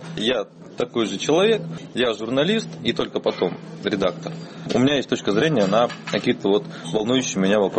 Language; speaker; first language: Russian; native; Russian